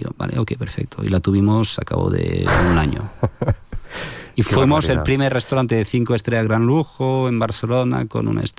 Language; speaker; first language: Spanish; non-native, fluent; French